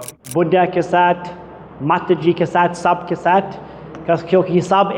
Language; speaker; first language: Hindi; non-native, learner; English